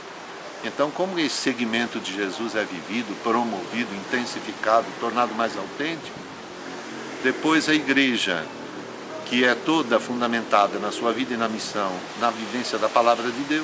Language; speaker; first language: Portuguese; native; Portuguese